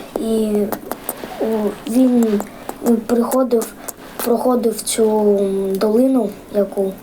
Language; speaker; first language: Ukrainian; non-native, local second language; Russian